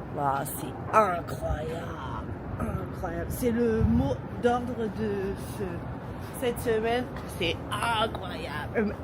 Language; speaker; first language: French; native; French